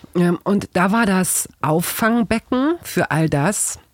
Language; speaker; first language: German; native; German